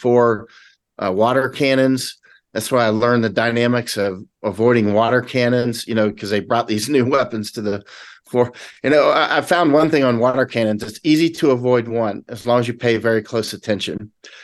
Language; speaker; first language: English; native; English